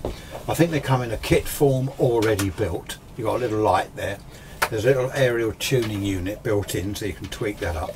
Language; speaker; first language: English; native; English